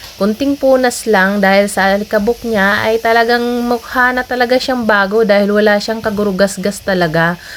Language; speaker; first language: Filipino; native; Filipino